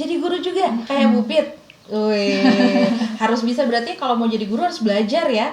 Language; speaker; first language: Indonesian; native; Indonesian